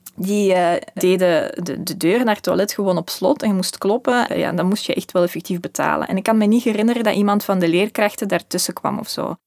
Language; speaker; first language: Dutch; early bilingual, other home language; Russian